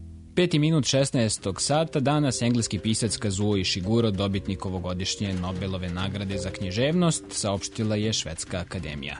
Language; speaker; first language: Serbian; native; Serbian